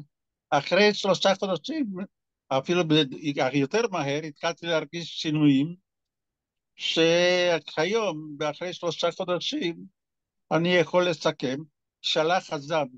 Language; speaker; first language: Hebrew; non-native, fluent; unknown